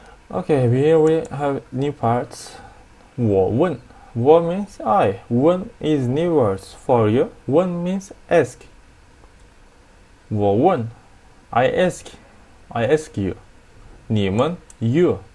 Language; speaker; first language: English; non-native, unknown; Turkish